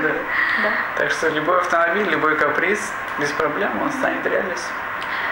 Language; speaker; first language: Russian; native; Russian